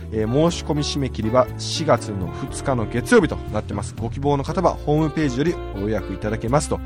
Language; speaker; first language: Japanese; native; Japanese